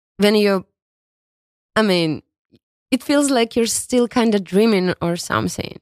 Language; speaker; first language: English; non-native, fluent; Ukrainian